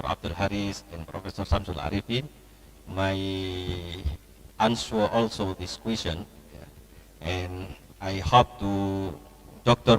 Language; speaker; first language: English; non-native, learner; Indonesian